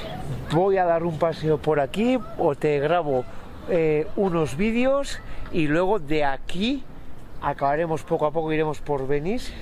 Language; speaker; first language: Spanish; native; Spanish